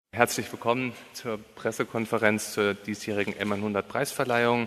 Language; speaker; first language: German; native; German